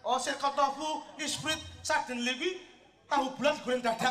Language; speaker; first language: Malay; non-native, local second language; Javanese